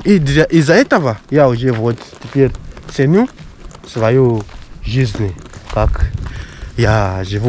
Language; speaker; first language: Russian; non-native, fluent; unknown